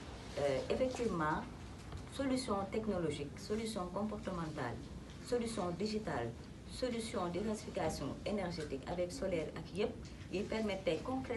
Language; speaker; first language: French; non-native, local second language; Wolof